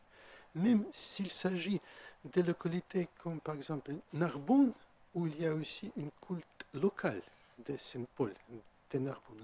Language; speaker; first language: French; non-native, fluent; Russian